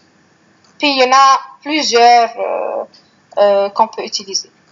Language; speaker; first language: French; non-native, fluent; Arabic